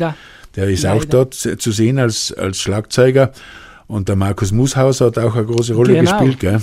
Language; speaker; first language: German; native; German